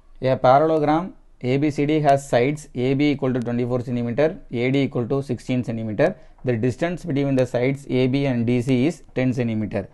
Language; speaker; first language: English; non-native, local second language; Tamil